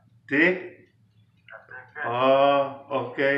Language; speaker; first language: Spanish; early bilingual, heritage; English